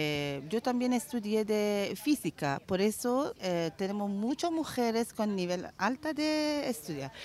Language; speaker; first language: Spanish; non-native, learner; Persian